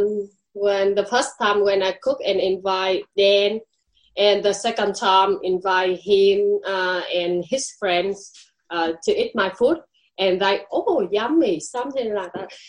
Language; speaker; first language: English; non-native, learner; Vietnamese